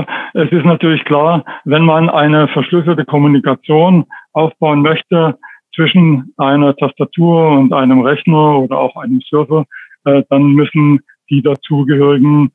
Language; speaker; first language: German; native; German